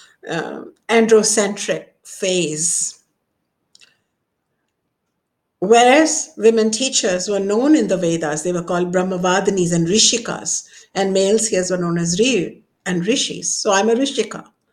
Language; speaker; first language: English; non-native, local second language; Hindi